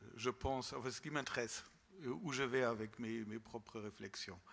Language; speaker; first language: French; non-native, fluent; German